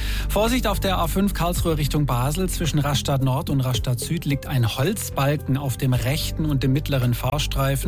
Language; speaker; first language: German; native; German